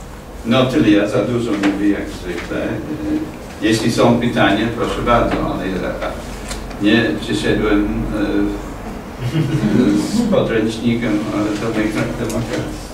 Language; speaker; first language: Polish; non-native, fluent; English